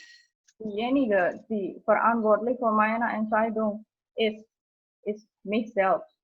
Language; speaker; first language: German; non-native, fluent; Indonesian